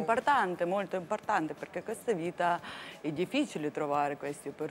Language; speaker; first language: Italian; non-native, learner; Russian